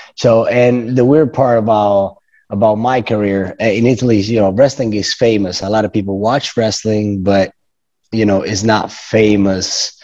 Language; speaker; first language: English; non-native, fluent; Italian